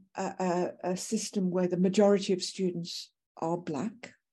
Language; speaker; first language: English; native; English